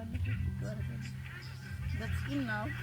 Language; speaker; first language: English; non-native, local second language; Cebuano